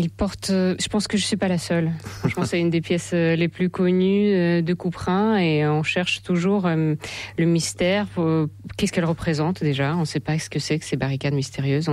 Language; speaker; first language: French; non-native, fluent; Russian